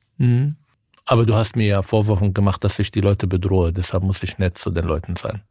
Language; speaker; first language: German; non-native, fluent; Arabic